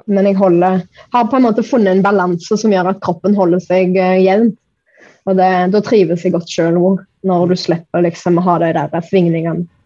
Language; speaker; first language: Norwegian; native; Norwegian